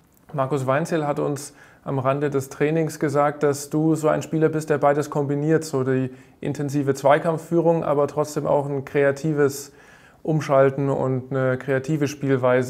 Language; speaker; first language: German; native; German